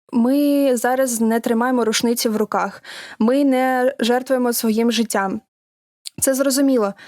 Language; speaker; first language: Ukrainian; non-native, local second language; Russian